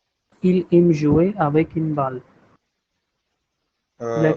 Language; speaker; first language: French; non-native, fluent; Hindi